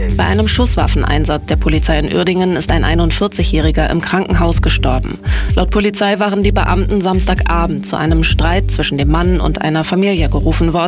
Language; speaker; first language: German; native; German